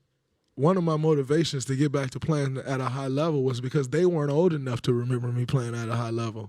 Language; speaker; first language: English; native; English